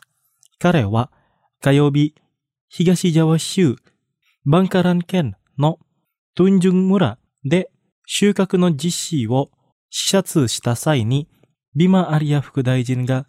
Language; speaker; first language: Japanese; non-native, fluent; Indonesian